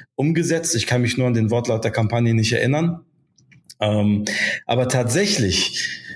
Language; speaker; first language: German; early bilingual, other home language; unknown